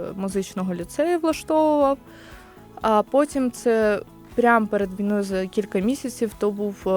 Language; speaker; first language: Ukrainian; native; Ukrainian